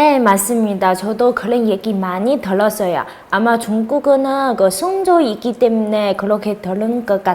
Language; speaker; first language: Korean; non-native, fluent; Chinese